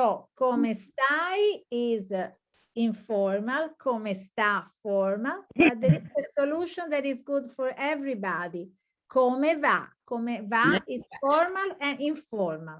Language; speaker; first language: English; non-native, fluent; Italian